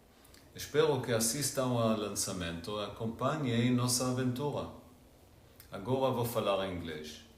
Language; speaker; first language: Portuguese; non-native, learner; Hebrew